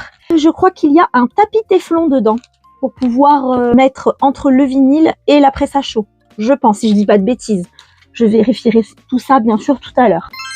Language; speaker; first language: French; native; French